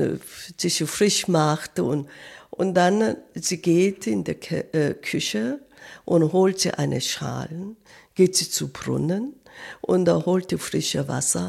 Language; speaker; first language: German; non-native, fluent; Korean